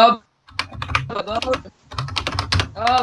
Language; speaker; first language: French; native; French